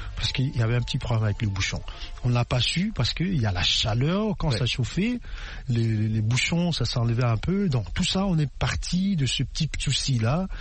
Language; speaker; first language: French; non-native, local second language; Lingala